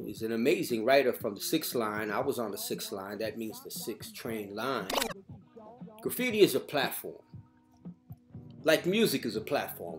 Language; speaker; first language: English; native; English